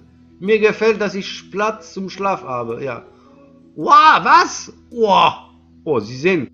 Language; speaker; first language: German; non-native, learner; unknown